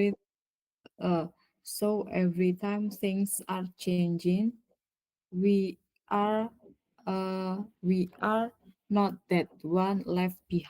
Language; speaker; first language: English; non-native, learner; Indonesian